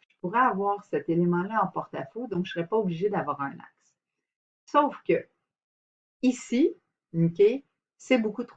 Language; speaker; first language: French; native; French